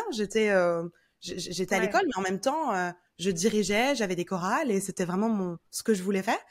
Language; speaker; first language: French; native; French